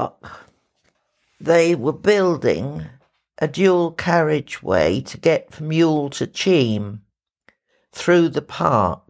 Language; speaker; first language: English; native; English